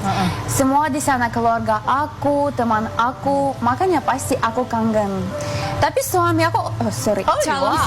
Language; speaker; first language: Indonesian; non-native, learner; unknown